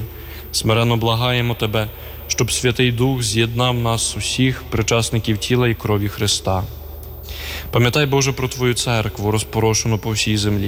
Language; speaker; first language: Ukrainian; native; Ukrainian